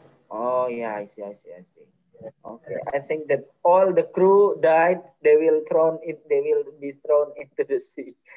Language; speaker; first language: English; non-native, fluent; Indonesian